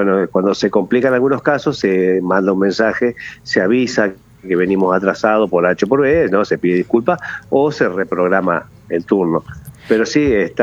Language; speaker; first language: Spanish; native; Spanish